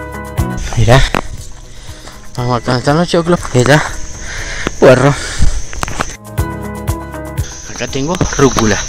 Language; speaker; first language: Spanish; native; Spanish